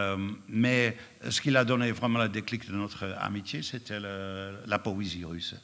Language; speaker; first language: French; non-native, fluent; Dutch